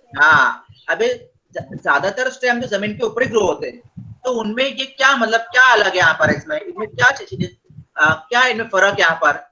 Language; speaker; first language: Hindi; non-native, local second language; Marathi